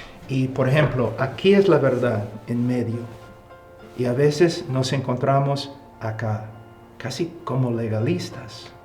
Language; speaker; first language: Spanish; non-native, fluent; English